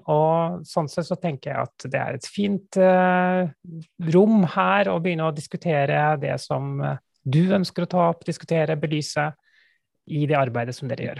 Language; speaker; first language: Norwegian; native; Norwegian